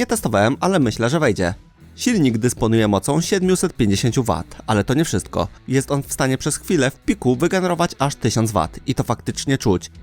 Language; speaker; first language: Polish; native; Polish